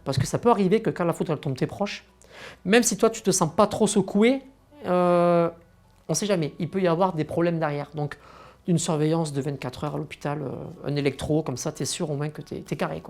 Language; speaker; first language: French; native; French